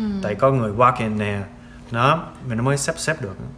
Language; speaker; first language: Vietnamese; non-native, fluent; English